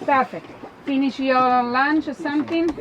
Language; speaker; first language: English; non-native, learner; Spanish